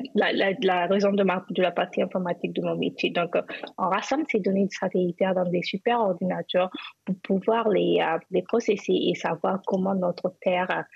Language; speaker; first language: French; non-native, local second language; Hausa